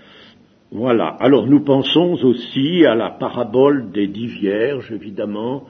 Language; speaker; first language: French; native; French